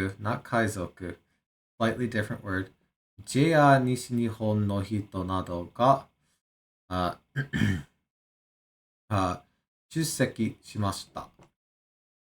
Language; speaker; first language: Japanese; non-native, learner; English